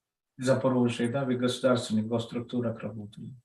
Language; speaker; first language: Russian; non-native, fluent; Telugu